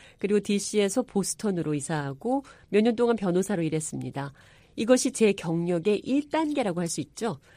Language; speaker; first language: Korean; early bilingual, heritage; English